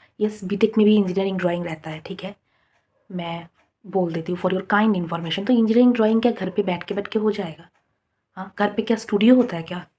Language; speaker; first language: Hindi; non-native, local second language; Bangla